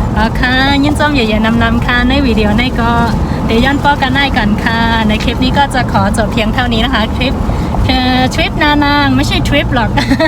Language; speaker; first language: Thai; non-native, local second language; Shan